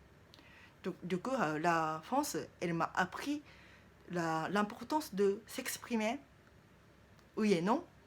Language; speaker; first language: French; non-native, learner; Japanese